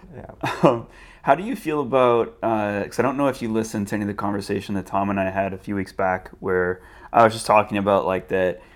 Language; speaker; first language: English; native; English